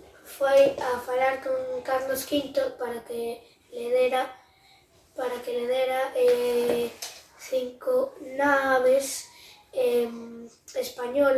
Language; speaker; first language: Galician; non-native, local second language; Spanish